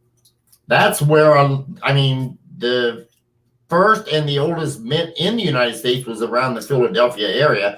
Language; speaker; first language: English; native; English